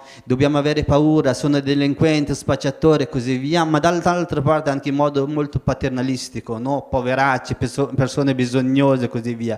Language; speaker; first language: Italian; non-native, fluent; Hazaragi